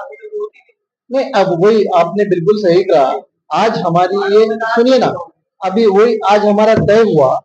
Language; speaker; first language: Hindi; non-native, local second language; Marathi